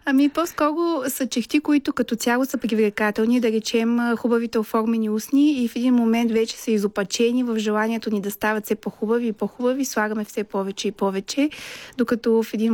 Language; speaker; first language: Bulgarian; native; Bulgarian